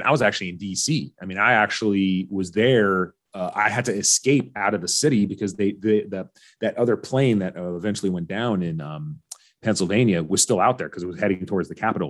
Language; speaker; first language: English; early bilingual, other home language; Arabic